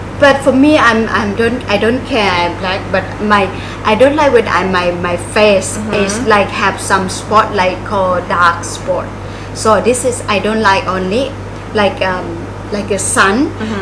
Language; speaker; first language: English; non-native, learner; Thai